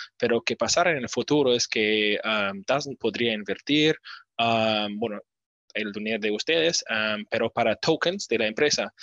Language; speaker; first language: Spanish; non-native, learner; English